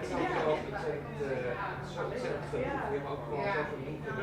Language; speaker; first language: Dutch; native; Dutch